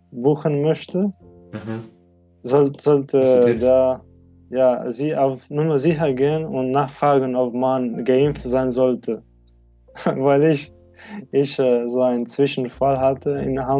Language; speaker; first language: German; non-native, fluent; French